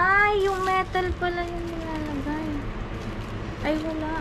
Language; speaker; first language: Filipino; native; Filipino